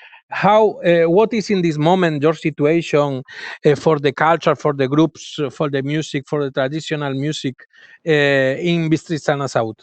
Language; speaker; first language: English; non-native, learner; Galician